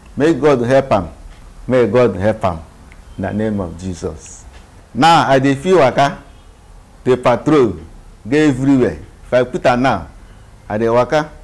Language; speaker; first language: Nigerian Pidgin; non-native, local second language; Igbo